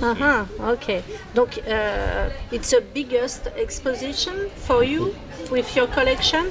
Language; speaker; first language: English; non-native, learner; French